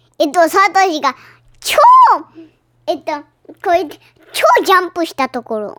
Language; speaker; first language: Japanese; early bilingual, heritage; Japanese